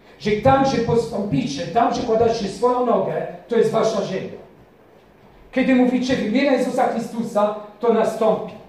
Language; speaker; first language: Polish; non-native, fluent; French